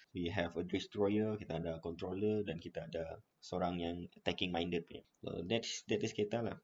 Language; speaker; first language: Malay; native; Malay